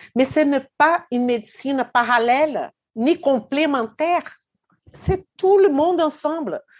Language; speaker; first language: French; non-native, fluent; Portuguese